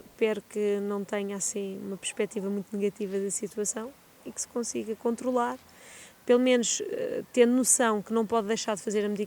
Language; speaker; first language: Portuguese; native; Portuguese